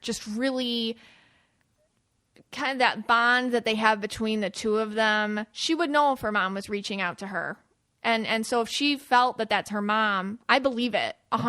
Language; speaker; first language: English; native; English